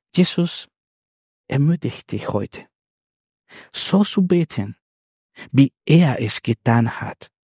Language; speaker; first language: German; non-native, fluent; Spanish